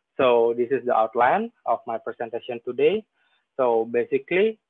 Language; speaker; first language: English; non-native, fluent; Indonesian